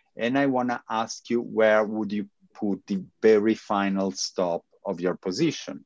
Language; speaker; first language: English; non-native, fluent; Italian